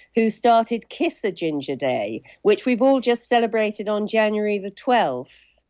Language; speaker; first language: English; native; English